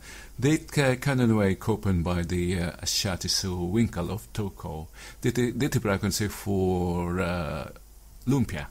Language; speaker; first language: Dutch; non-native, learner; Filipino